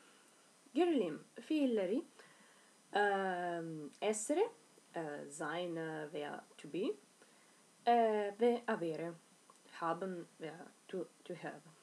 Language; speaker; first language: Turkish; non-native, learner; Italian